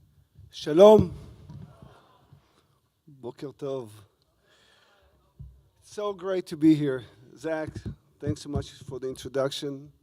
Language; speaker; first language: English; non-native, fluent; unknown